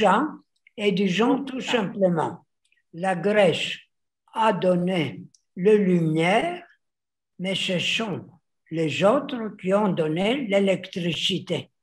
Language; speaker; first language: French; non-native, fluent; Greek